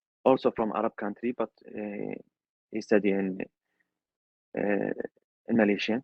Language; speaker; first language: English; non-native, learner; Arabic